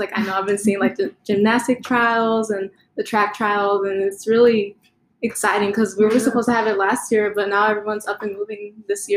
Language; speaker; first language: English; native; English